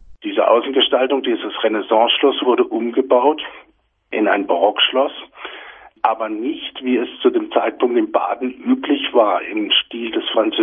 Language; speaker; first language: German; native; German